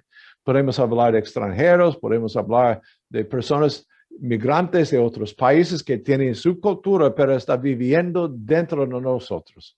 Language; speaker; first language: Spanish; non-native, fluent; English